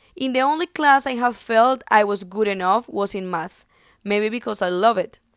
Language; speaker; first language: English; non-native, fluent; Spanish